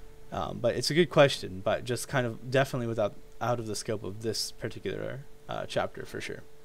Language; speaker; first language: English; native; English